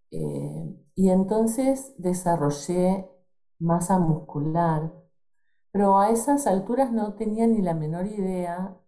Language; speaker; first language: Spanish; native; Spanish